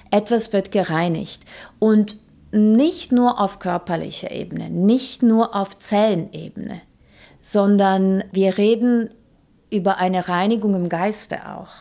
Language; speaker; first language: German; non-native, fluent; Serbian